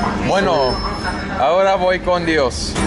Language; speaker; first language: Spanish; non-native, learner; English